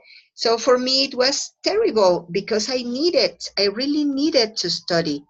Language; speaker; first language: English; non-native, fluent; Spanish